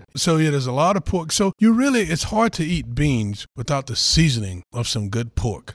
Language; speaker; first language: English; native; English